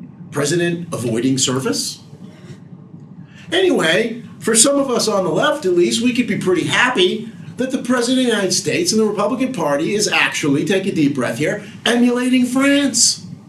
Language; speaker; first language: English; native; English